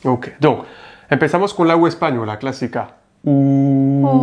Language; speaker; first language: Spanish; non-native, fluent; French